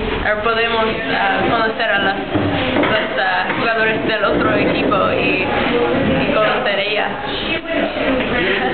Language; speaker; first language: Spanish; non-native, learner; English